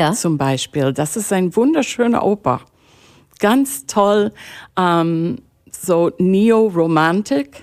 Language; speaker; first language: German; non-native, fluent; English